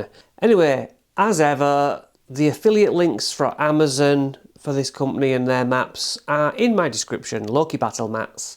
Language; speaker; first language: English; native; English